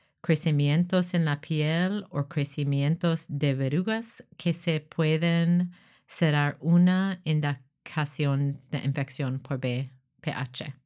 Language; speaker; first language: Spanish; non-native, learner; English